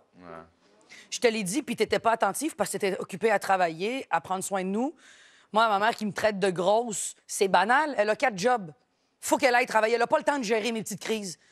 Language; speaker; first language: French; native; French